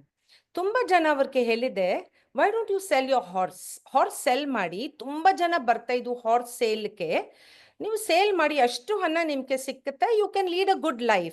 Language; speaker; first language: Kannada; non-native, learner; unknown